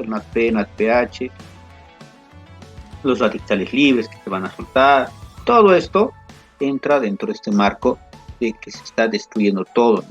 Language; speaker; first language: Spanish; native; Spanish